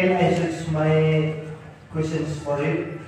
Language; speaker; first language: English; non-native, learner; Indonesian